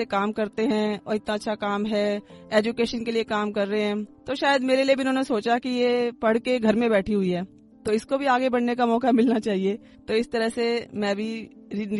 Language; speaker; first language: Hindi; native; Hindi